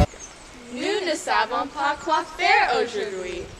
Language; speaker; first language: French; non-native, learner; English